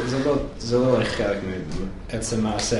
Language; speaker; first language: Hebrew; non-native, learner; English